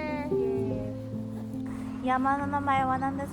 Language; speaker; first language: Japanese; non-native, learner; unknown